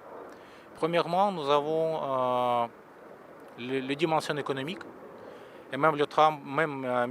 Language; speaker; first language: French; non-native, fluent; Russian